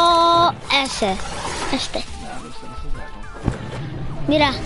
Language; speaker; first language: Spanish; early bilingual, heritage; Spanish